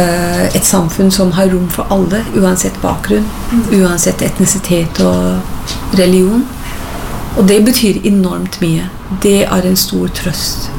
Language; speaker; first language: Norwegian; non-native, fluent; English